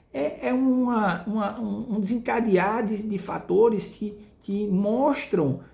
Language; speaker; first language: Portuguese; native; Portuguese